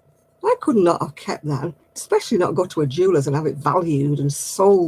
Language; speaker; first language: English; native; English